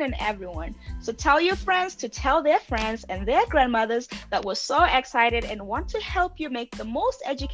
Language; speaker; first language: English; non-native, local second language; Shona